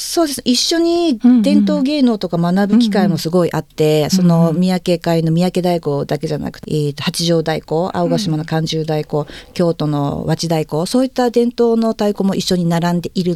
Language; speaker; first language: Japanese; native; Japanese